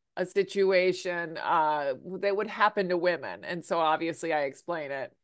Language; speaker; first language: English; native; English